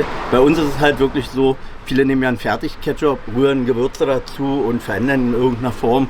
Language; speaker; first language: German; native; German